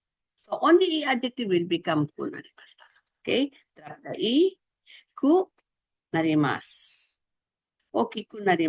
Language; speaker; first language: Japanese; non-native, fluent; Filipino